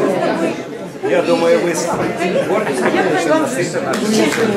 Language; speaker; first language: Ukrainian; native; Ukrainian